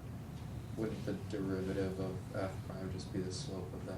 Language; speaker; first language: English; native; English